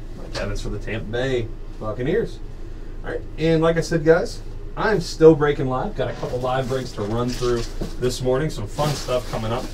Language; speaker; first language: English; native; English